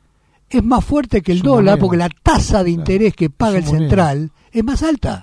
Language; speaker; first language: Spanish; native; Spanish